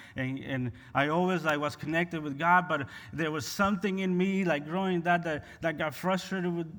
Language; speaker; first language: English; non-native, fluent; Spanish